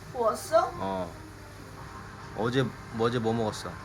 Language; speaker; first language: Korean; native; Korean